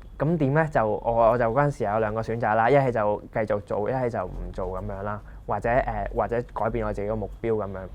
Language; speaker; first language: Cantonese; non-native, local second language; Punjabi